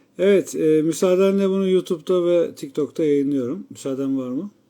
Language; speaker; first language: Turkish; native; Turkish